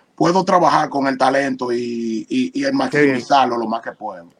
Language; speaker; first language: Spanish; native; Spanish